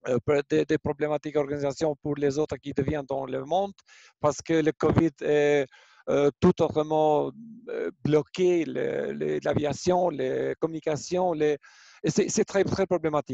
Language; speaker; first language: French; non-native, learner; Albanian